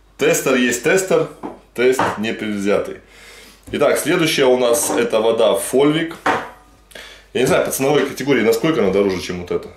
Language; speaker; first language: Russian; native; Russian